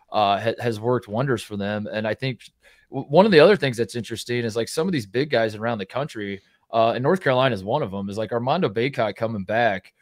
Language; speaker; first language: English; native; English